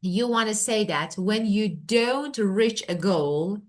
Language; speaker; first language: English; non-native, fluent; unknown